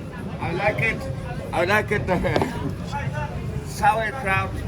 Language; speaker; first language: English; non-native, learner; Polish